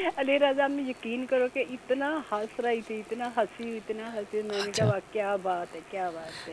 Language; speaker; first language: Urdu; non-native, local second language; Punjabi